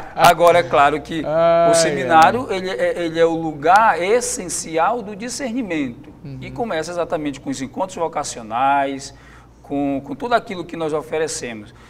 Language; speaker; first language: Portuguese; native; Portuguese